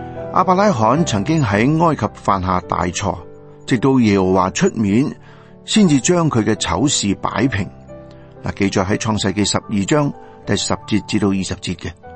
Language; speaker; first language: Chinese; non-native, local second language; Cantonese